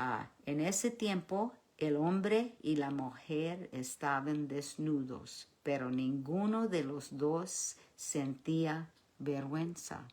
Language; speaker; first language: Spanish; early bilingual, heritage; Spanish